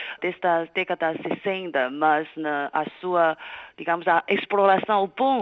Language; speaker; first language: Portuguese; non-native, fluent; Chinese